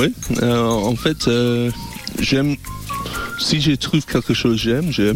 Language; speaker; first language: French; non-native, learner; English